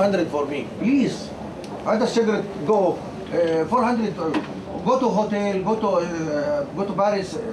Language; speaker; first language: English; non-native, learner; Arabic